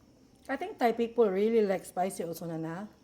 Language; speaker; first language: English; non-native, local second language; Filipino